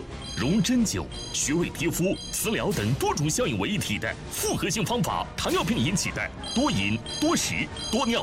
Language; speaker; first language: Chinese; native; Chinese